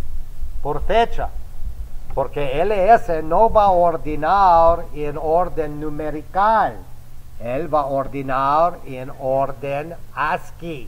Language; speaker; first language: Spanish; non-native, fluent; English